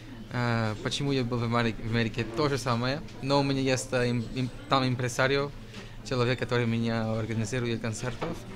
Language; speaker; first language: Russian; non-native, learner; French